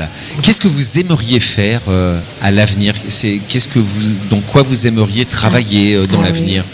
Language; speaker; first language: French; native; French